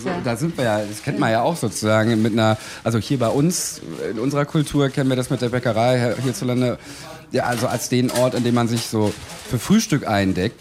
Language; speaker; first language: German; native; German